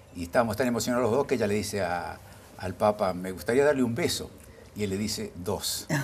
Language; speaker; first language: Spanish; native; Spanish